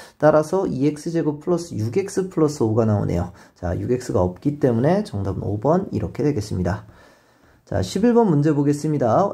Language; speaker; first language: Korean; native; Korean